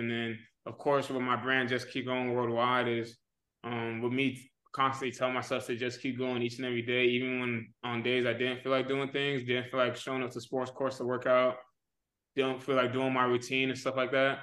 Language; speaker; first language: English; native; English